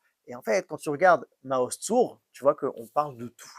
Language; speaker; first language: French; native; French